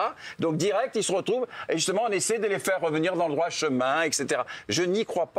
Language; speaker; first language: French; native; French